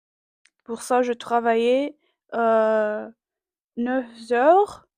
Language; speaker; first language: French; non-native, learner; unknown